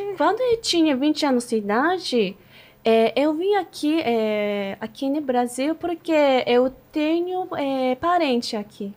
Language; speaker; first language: Portuguese; non-native, learner; Japanese